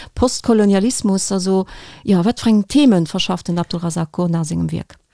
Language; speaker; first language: Luxembourgish; native; Luxembourgish